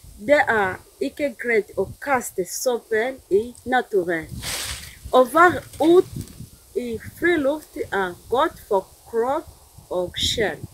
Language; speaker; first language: Norwegian; non-native, learner; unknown